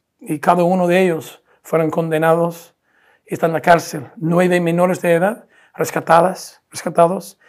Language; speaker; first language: Spanish; non-native, fluent; English